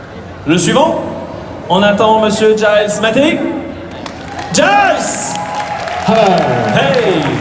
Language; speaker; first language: French; native; French